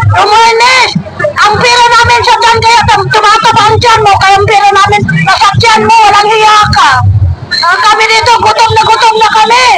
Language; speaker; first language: Filipino; non-native, local second language; Cebuano